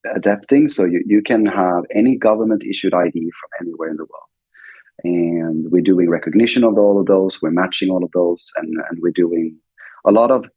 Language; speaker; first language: English; non-native, fluent; Swedish